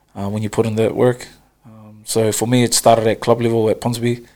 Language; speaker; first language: English; native; English